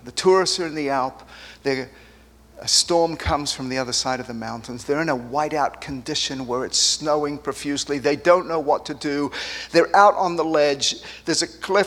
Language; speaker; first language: English; early bilingual, other home language; Spanish